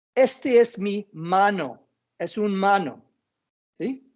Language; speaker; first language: Spanish; non-native, fluent; English